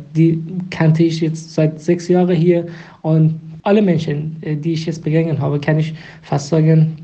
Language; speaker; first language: German; non-native, fluent; Persian